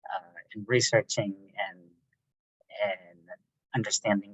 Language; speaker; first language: English; native; English